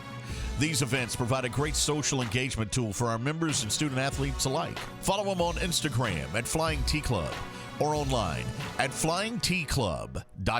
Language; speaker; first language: English; native; English